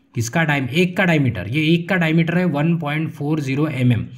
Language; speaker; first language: Hindi; non-native, local second language; Marathi